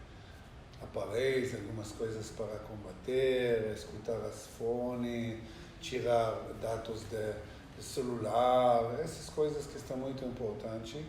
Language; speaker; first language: Portuguese; non-native, learner; Hebrew